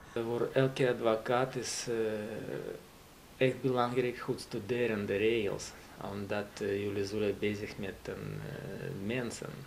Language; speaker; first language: Dutch; non-native, learner; Russian